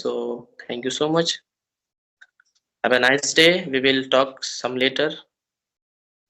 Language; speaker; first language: English; non-native, learner; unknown